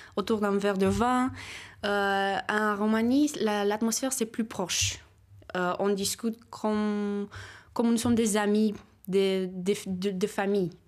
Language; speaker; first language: French; non-native, fluent; Romanian